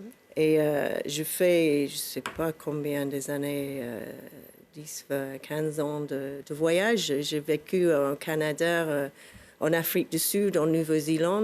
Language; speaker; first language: French; non-native, fluent; English